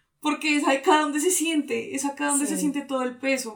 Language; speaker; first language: Spanish; native; Spanish